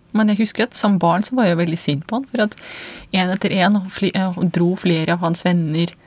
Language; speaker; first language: Norwegian; non-native, fluent; Russian